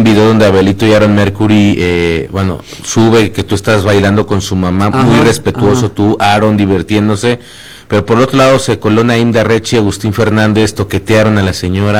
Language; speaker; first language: Spanish; native; Spanish